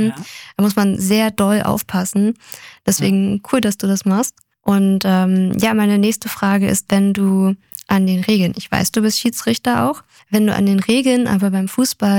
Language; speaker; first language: German; native; German